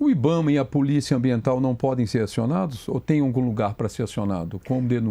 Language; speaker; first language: Portuguese; native; Portuguese